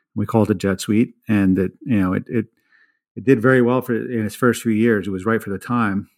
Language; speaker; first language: English; native; English